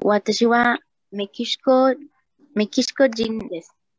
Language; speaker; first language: Japanese; non-native, learner; Spanish